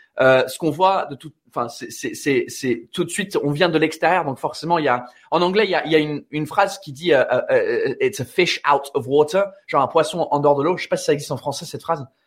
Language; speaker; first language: French; non-native, fluent; English